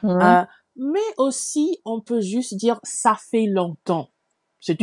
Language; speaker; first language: French; non-native, fluent; English